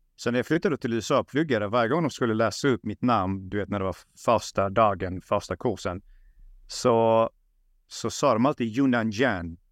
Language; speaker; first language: Swedish; early bilingual, other home language; Russian